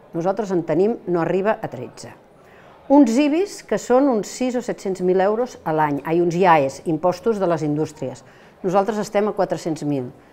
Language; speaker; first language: Catalan; native; Catalan